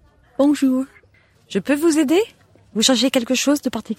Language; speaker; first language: French; native; French